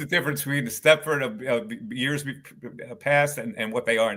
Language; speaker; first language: English; native; English